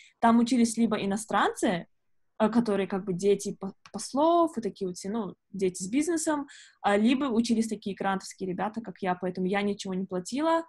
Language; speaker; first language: Russian; native; Russian